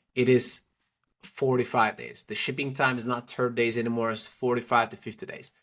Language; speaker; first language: English; non-native, fluent; Turkish